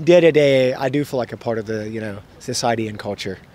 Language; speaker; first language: English; native; English